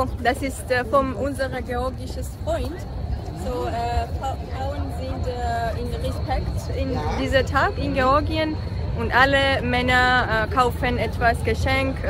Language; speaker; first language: German; non-native, learner; Georgian